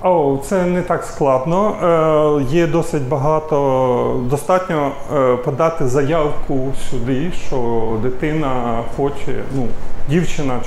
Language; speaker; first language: Ukrainian; native; Ukrainian